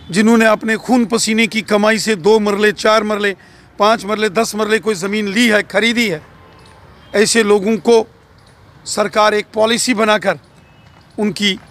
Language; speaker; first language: Hindi; non-native, local second language; Dogri